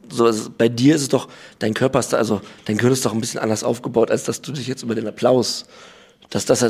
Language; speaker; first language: German; native; German